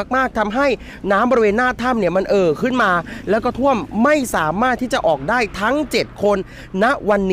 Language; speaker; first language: Thai; native; Thai